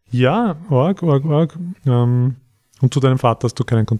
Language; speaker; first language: German; native; German